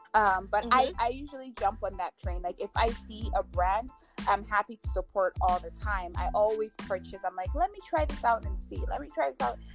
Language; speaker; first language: English; non-native, local second language; Akan